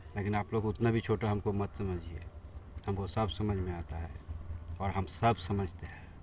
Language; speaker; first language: Hindi; non-native, local second language; Bangla